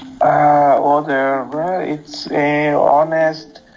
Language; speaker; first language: English; non-native, learner; Spanish